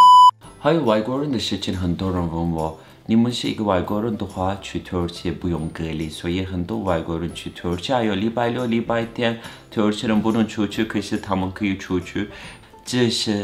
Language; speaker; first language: Chinese; non-native, fluent; Turkish